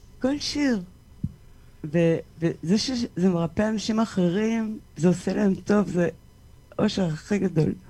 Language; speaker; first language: Hebrew; early bilingual, other home language; French